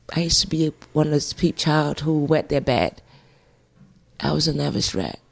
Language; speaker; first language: English; native; English